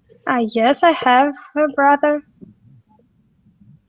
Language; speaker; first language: English; non-native, learner; Russian